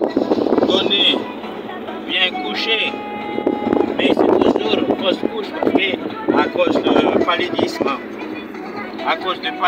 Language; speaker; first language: French; non-native, local second language; Malagasy